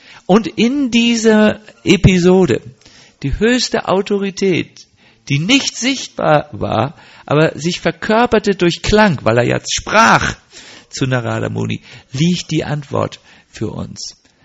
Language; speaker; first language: German; native; German